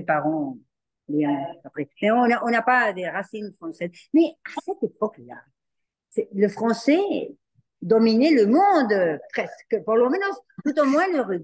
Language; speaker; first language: French; non-native, learner; Spanish